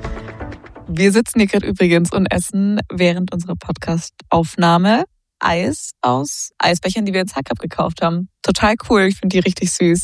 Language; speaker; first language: German; native; German